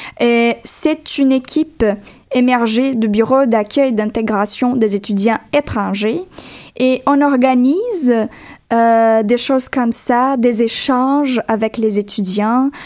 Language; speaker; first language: French; non-native, fluent; Portuguese